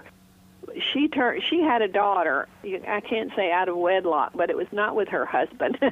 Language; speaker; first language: English; native; English